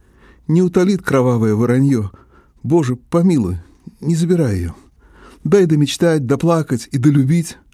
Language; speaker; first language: Russian; native; Russian